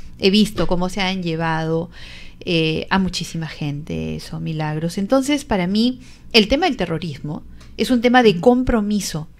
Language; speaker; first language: Spanish; native; Spanish